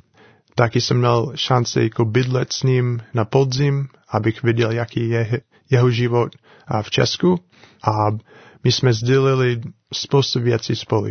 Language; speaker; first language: Czech; non-native, learner; English